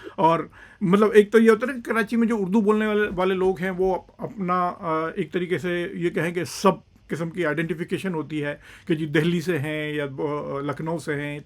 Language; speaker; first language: Urdu; native; Urdu